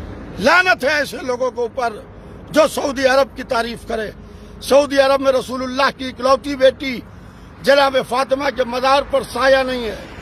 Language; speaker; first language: Urdu; native; Urdu